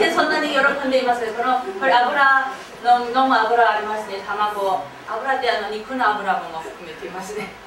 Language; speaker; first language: Japanese; non-native, fluent; Chinese